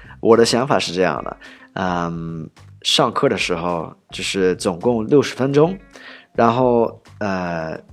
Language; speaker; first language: Chinese; non-native, fluent; English